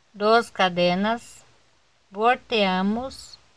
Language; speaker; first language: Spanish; non-native, learner; Portuguese